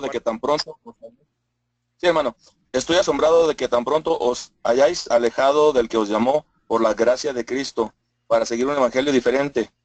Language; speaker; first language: Spanish; native; Spanish